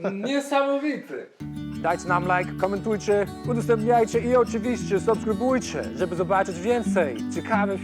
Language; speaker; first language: Polish; non-native, learner; English